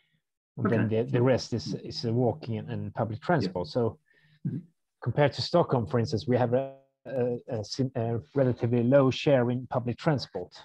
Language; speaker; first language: English; non-native, fluent; Swedish